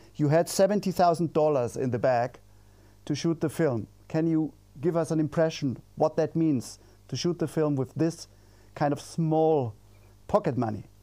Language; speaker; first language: English; non-native, fluent; German